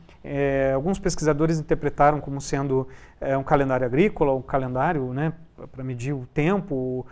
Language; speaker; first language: Portuguese; native; Portuguese